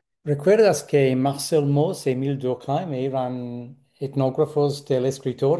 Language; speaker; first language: Spanish; non-native, fluent; English